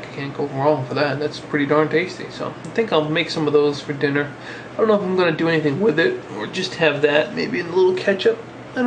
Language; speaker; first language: English; native; English